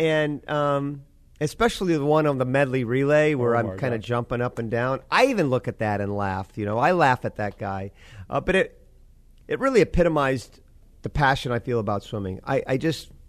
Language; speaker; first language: English; native; English